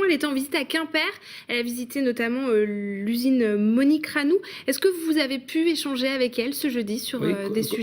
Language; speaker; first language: French; native; French